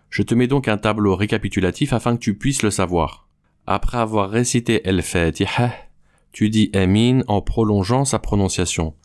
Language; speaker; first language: French; native; French